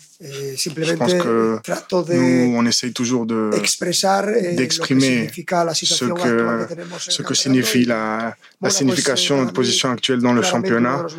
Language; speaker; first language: French; non-native, fluent; Spanish